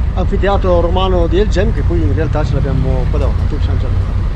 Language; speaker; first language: Italian; native; Italian